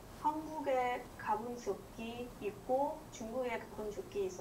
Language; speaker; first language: Korean; non-native, learner; English